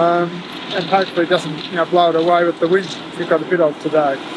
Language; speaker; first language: English; native; English